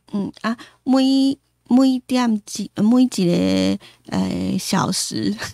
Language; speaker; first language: Chinese; native; Chinese